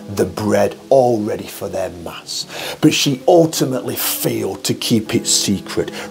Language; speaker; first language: English; native; English